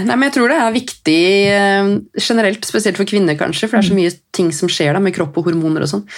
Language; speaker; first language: Norwegian; native; Norwegian